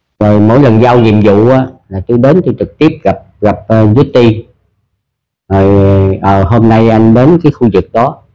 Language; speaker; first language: Vietnamese; early bilingual, heritage; Vietnamese